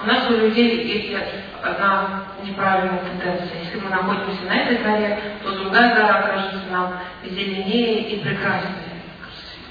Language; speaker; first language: Russian; native; Russian